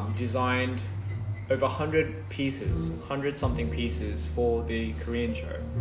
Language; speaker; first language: English; early bilingual, other home language; Korean